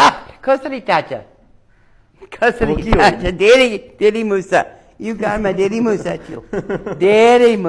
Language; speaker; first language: Nepali; non-native, learner; English